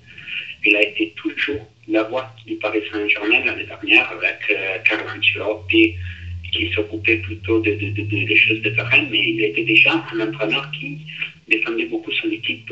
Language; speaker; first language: French; non-native, fluent; Italian